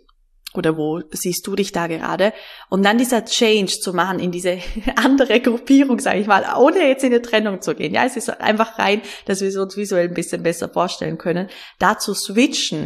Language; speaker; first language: German; native; German